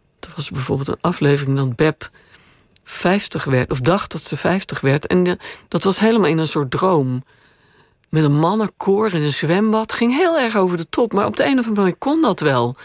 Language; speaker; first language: Dutch; native; Dutch